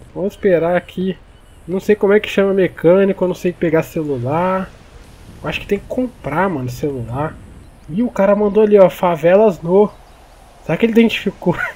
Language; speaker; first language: Portuguese; native; Portuguese